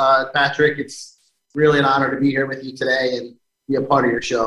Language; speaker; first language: English; native; English